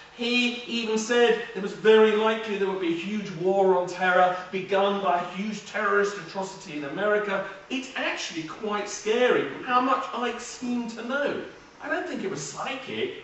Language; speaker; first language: English; native; English